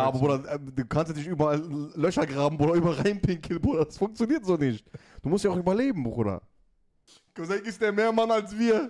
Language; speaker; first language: German; native; German